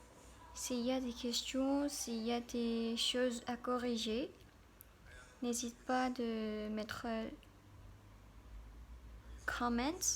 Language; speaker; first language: French; non-native, learner; Korean